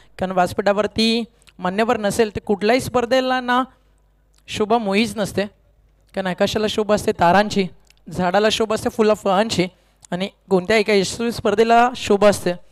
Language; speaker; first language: Marathi; native; Marathi